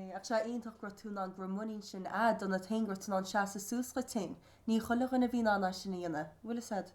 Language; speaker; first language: Irish; native; Irish